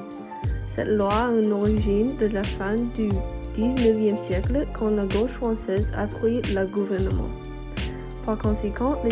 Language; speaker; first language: French; non-native, learner; English